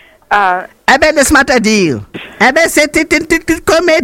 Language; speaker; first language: French; non-native, local second language; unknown